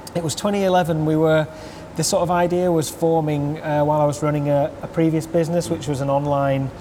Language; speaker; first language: English; native; English